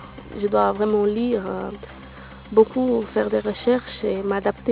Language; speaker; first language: French; non-native, local second language; Portuguese